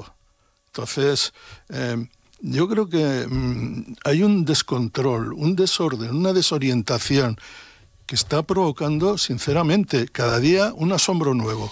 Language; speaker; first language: Spanish; native; Spanish